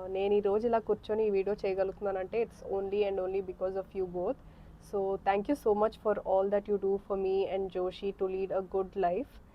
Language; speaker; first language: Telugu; early bilingual, heritage; Telugu